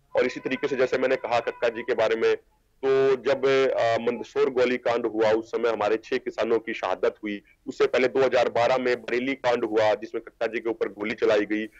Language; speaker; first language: Hindi; native; Hindi